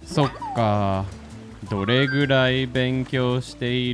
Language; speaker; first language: Japanese; non-native, fluent; English